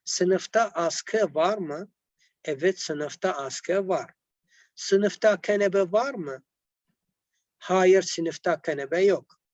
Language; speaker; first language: Turkish; non-native, learner; Arabic